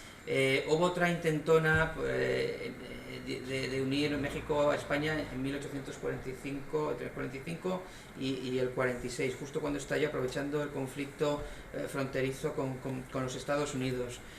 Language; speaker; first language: Spanish; native; Spanish